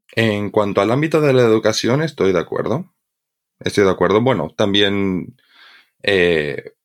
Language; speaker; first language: Spanish; native; Spanish